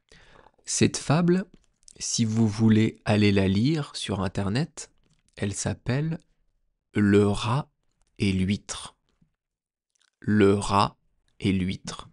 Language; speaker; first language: French; native; French